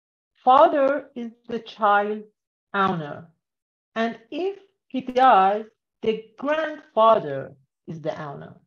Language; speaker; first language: English; non-native, learner; Persian